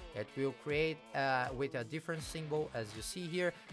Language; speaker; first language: English; non-native, fluent; Portuguese